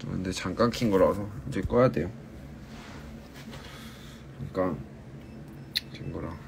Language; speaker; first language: Korean; native; Korean